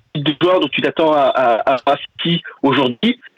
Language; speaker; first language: French; native; French